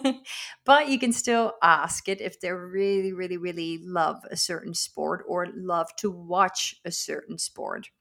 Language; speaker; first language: English; non-native, fluent; Dutch